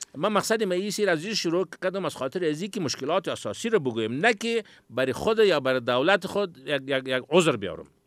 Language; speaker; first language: Persian; native; Persian